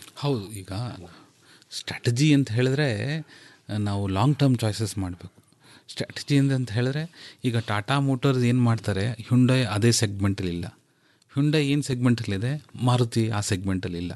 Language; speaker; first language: Kannada; native; Kannada